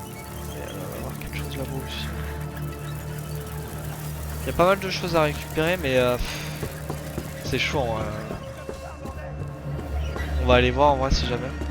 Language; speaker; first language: French; native; French